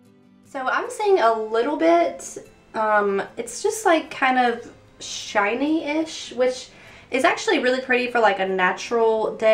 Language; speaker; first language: English; native; English